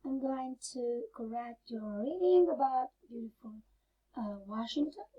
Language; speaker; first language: English; non-native, fluent; Italian